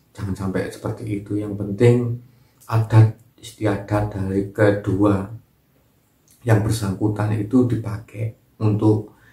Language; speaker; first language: Indonesian; non-native, local second language; Javanese